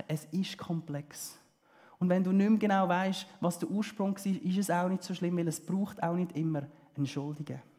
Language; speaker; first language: German; early bilingual, heritage; German